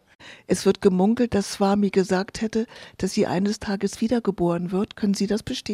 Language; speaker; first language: German; native; German